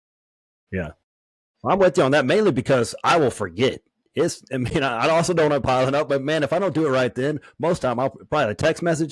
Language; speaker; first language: English; native; English